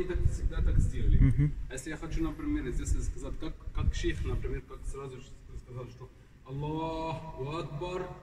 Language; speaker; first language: Russian; non-native, learner; Arabic